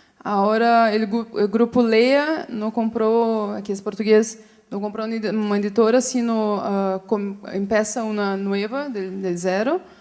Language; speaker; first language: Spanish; non-native, fluent; Portuguese